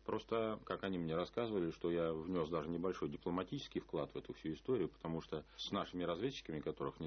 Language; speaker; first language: Russian; native; Russian